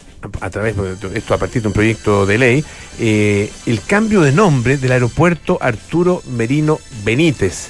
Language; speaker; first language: Spanish; native; Spanish